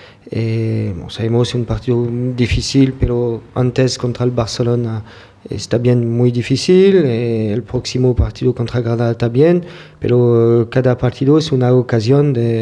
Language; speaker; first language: Spanish; non-native, fluent; French